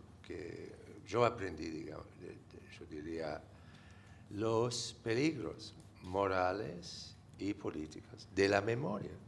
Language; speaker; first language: Spanish; non-native, fluent; English